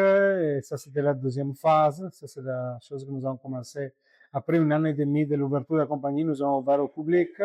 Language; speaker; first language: French; non-native, learner; Italian